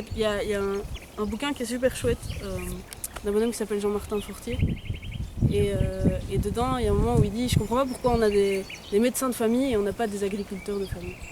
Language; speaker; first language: French; native; French